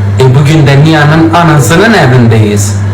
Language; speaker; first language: Turkish; native; Turkish